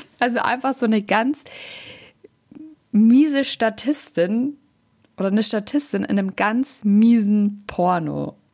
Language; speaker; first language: German; native; German